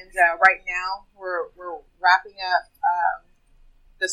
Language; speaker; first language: English; native; English